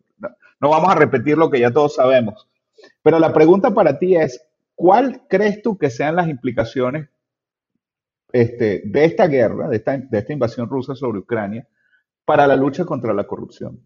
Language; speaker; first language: Spanish; native; Spanish